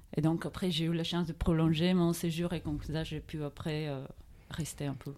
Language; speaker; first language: French; non-native, fluent; Bulgarian